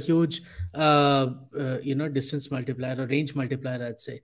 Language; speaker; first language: English; non-native, local second language; Hindi